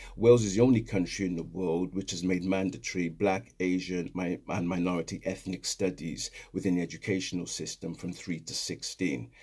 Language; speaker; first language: English; native; English